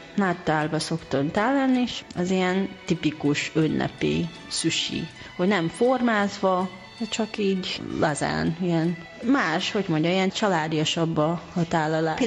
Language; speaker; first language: Hungarian; non-native, learner; Japanese